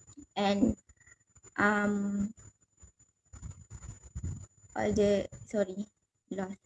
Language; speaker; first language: English; non-native, local second language; Malay